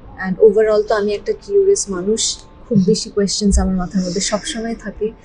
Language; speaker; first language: Bangla; native; Bangla